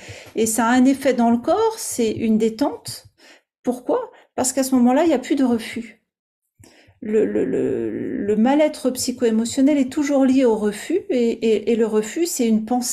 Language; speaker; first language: French; native; French